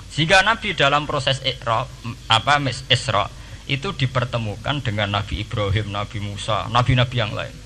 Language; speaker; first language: Indonesian; non-native, local second language; Javanese